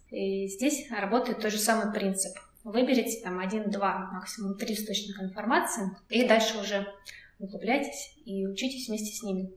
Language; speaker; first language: Russian; native; Russian